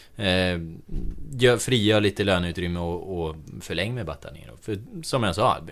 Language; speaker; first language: Swedish; native; Swedish